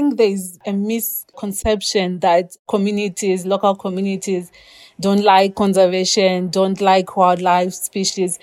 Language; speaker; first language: English; non-native, local second language; Shona